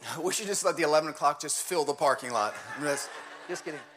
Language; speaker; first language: English; early bilingual, other home language; German